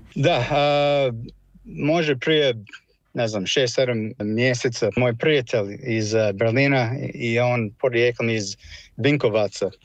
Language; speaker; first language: Croatian; non-native, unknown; English